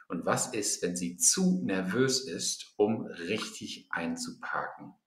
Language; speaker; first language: German; non-native, fluent; English